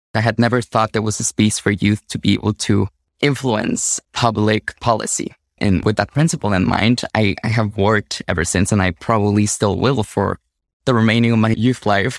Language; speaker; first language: English; non-native, fluent; Spanish